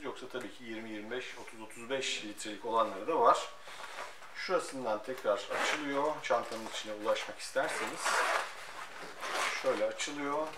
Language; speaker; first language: Turkish; native; Turkish